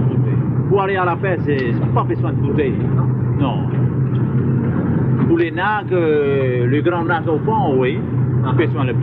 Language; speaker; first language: French; non-native, local second language; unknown